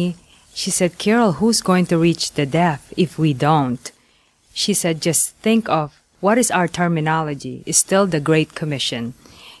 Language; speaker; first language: English; non-native, local second language; Pampanga